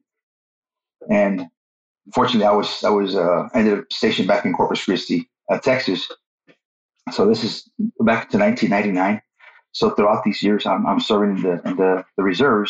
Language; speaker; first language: English; native; English